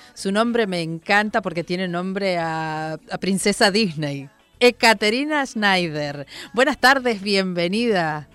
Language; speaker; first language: Spanish; native; Spanish